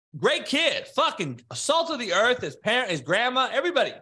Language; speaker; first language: English; native; English